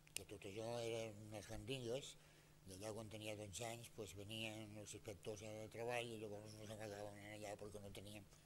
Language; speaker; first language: Catalan; non-native, local second language; Spanish